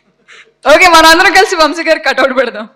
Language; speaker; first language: Telugu; native; Telugu